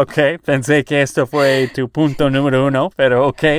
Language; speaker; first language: Spanish; non-native, fluent; English